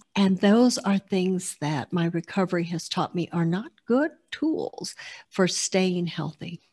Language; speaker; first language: English; early bilingual, other home language; Italian